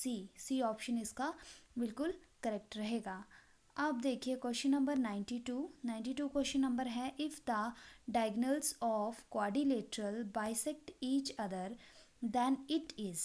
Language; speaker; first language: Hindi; native; Hindi